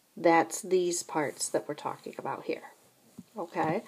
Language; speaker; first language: English; native; English